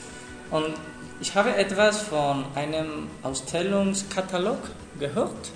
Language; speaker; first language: German; non-native, learner; Spanish